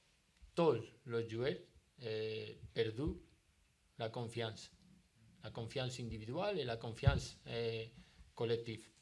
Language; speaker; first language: French; non-native, learner; Spanish